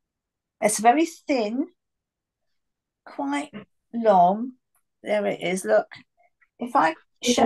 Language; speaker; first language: English; native; English